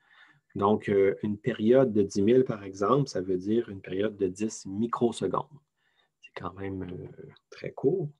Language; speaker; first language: French; native; French